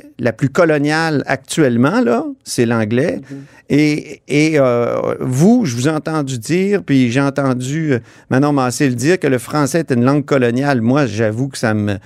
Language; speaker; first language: French; native; French